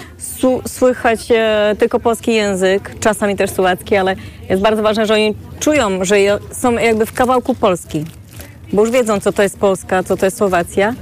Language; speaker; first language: Polish; early bilingual, heritage; Polish